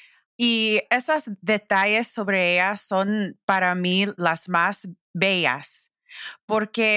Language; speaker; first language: Spanish; early bilingual, heritage; English